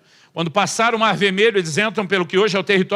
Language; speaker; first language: Portuguese; native; Portuguese